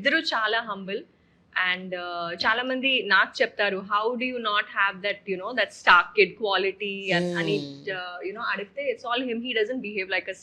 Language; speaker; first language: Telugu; non-native, local second language; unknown